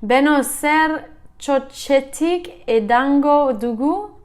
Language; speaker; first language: Basque; non-native, learner; English